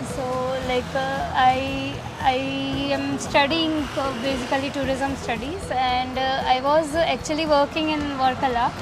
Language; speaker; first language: English; non-native, local second language; Gujarati